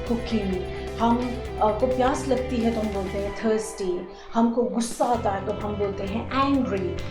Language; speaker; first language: Hindi; native; Hindi